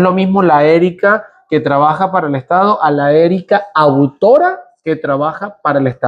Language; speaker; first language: Spanish; native; Spanish